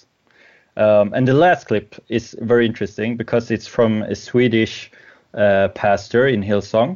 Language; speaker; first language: English; non-native, fluent; Swedish